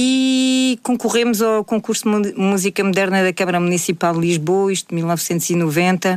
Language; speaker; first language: Portuguese; native; Portuguese